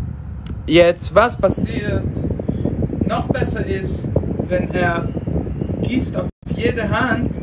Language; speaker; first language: German; non-native, fluent; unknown